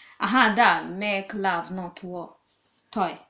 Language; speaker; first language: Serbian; non-native, learner; Swahili